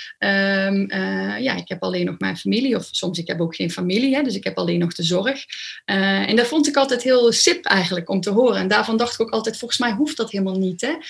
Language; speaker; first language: Dutch; native; Dutch